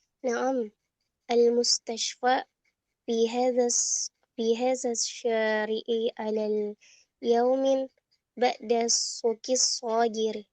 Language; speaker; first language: Arabic; non-native, learner; Indonesian